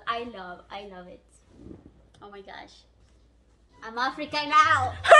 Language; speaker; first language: English; non-native, learner; Spanish